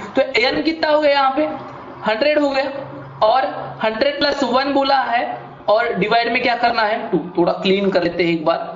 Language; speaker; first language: Hindi; non-native, local second language; Marathi